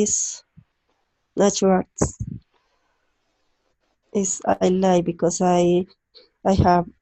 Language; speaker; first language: English; non-native, learner; Spanish